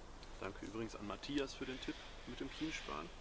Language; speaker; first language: German; native; German